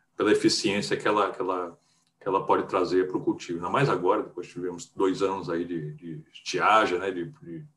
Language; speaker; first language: Portuguese; native; Portuguese